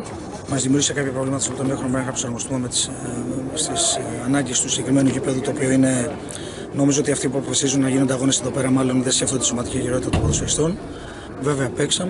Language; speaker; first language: Greek; native; Greek